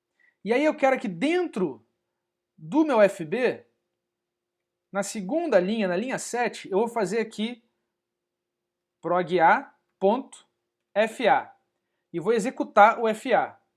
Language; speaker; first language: Portuguese; native; Portuguese